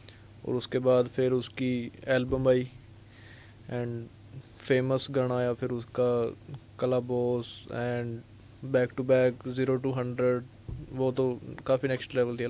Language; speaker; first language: Hindi; non-native, local second language; Punjabi